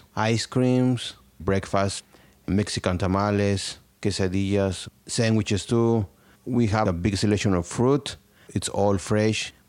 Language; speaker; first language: English; non-native, learner; Spanish